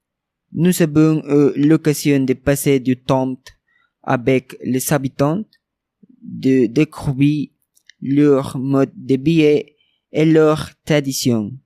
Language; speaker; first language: French; non-native, learner; Spanish